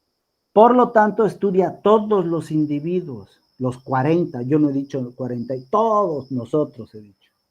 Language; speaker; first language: Spanish; native; Spanish